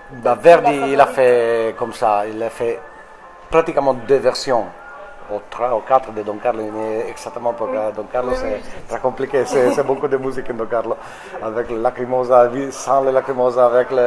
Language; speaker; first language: French; non-native, fluent; Italian